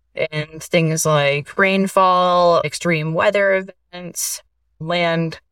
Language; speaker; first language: English; native; English